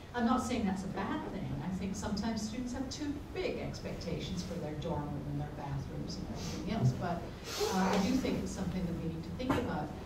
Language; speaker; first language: English; native; English